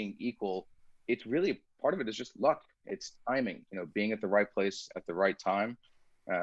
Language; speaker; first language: English; early bilingual, other home language; Persian